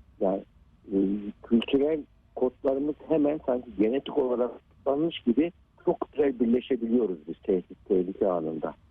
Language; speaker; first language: Turkish; native; Turkish